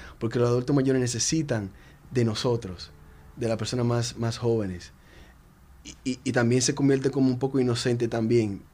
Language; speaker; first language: Spanish; native; Spanish